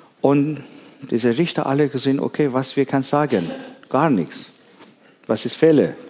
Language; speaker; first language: German; non-native, learner; Persian